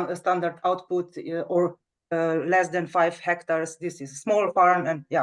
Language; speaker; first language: English; non-native, fluent; Slovenian